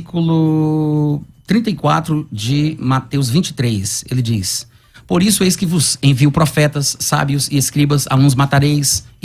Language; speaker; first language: Portuguese; native; Portuguese